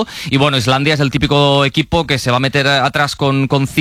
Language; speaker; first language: Spanish; native; Spanish